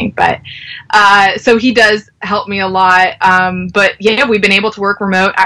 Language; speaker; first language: English; native; English